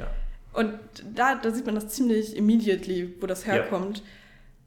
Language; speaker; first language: German; native; German